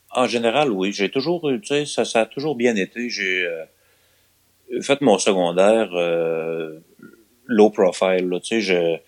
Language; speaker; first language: French; native; French